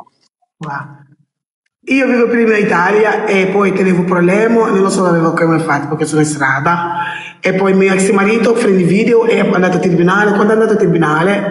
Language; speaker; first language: Italian; non-native, learner; Wolof